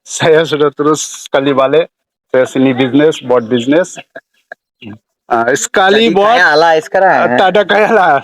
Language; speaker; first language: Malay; non-native, learner; Bangla